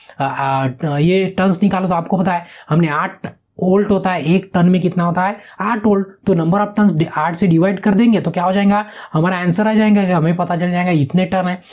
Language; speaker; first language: Hindi; non-native, local second language; Marathi